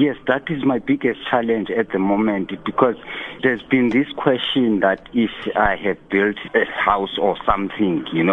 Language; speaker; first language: English; non-native, local second language; Xhosa